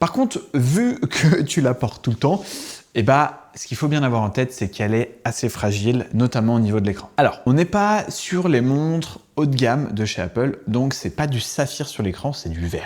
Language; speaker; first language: French; native; French